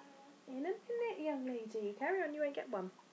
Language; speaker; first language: English; native; English